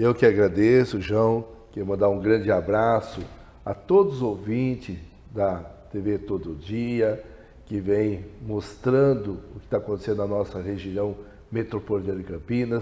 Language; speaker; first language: Portuguese; native; Portuguese